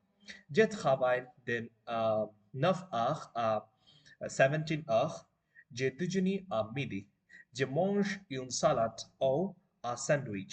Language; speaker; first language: French; non-native, learner; Bangla